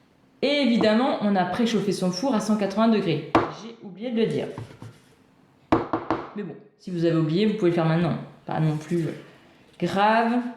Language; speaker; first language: French; native; French